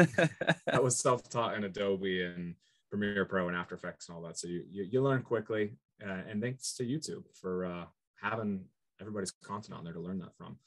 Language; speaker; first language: English; native; English